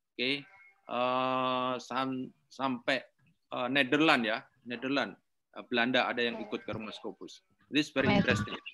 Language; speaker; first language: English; non-native, learner; Indonesian